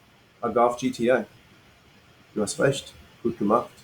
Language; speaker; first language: German; non-native, fluent; English